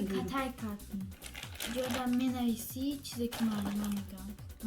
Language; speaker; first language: Persian; early bilingual, heritage; Tajik